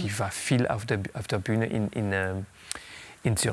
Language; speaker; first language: German; non-native, local second language; French